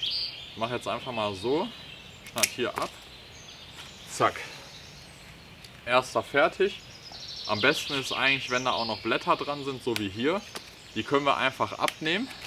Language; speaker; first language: German; native; German